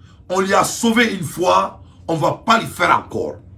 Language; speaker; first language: French; non-native, local second language; Bambara